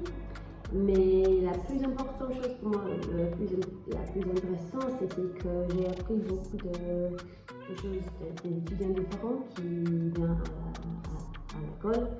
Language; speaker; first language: French; non-native, learner; English